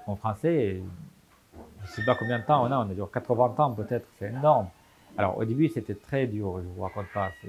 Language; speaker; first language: French; non-native, fluent; Arabic